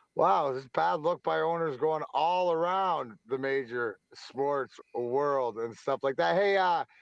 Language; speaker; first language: English; native; English